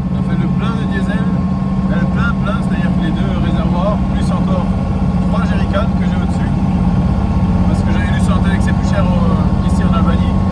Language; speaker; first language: French; native; French